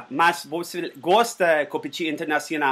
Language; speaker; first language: Portuguese; non-native, learner; Spanish